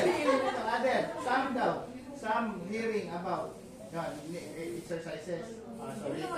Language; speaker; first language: English; non-native, local second language; Cebuano